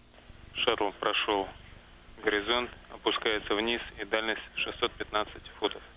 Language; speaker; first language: Russian; native; Russian